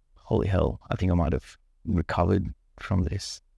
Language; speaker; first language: English; non-native, local second language; Sinhala